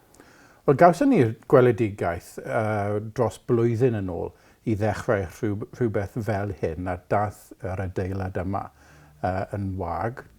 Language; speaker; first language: Welsh; non-native, local second language; English